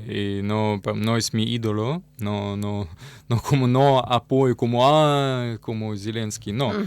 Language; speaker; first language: Spanish; non-native, learner; Russian